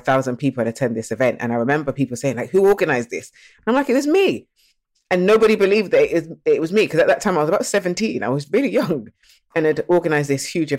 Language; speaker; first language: English; native; English